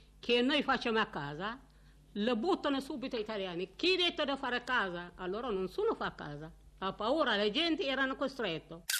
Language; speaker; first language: Italian; non-native, learner; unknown